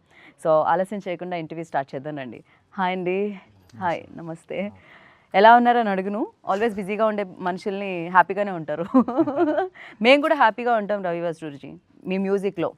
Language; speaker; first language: Telugu; native; Telugu